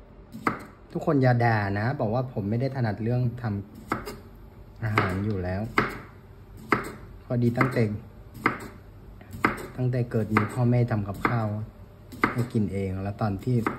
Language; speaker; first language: Thai; non-native, fluent; Vietnamese